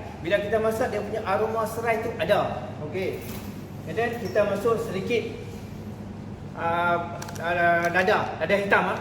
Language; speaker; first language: Malay; native; Malay